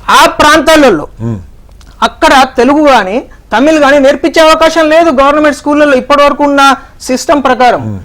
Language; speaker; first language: Telugu; native; Telugu